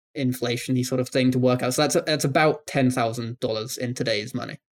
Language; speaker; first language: English; native; English